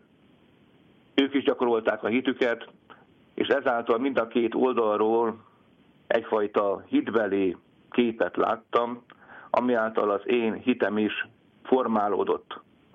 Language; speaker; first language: Hungarian; native; Hungarian